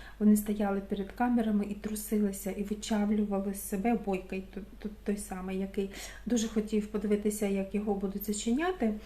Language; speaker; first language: Ukrainian; non-native, local second language; Russian